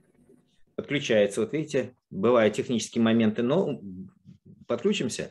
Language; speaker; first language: Russian; native; Russian